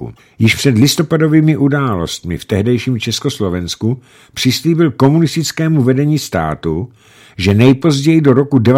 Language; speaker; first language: Czech; native; Czech